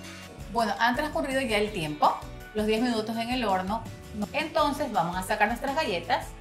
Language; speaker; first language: Spanish; native; Spanish